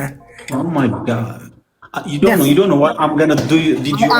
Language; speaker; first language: English; non-native, fluent; Amharic